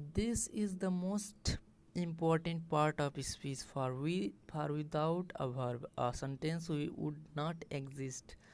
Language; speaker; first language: English; non-native, local second language; Nepali